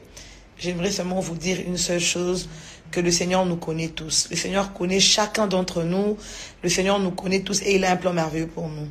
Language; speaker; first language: French; non-native, local second language; Lingala